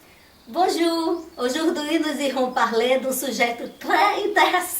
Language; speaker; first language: French; non-native, learner; Portuguese